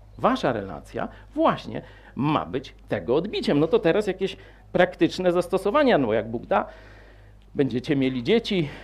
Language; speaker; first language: Polish; native; Polish